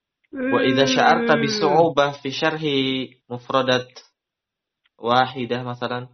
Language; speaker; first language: Arabic; non-native, fluent; Indonesian